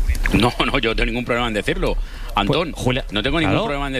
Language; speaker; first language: Spanish; native; Spanish